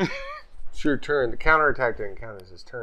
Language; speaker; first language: English; native; English